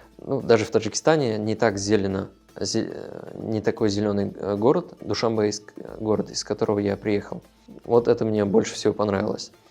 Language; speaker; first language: Russian; non-native, local second language; Tajik